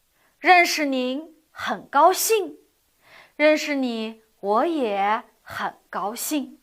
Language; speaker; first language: Chinese; non-native, fluent; Uyghur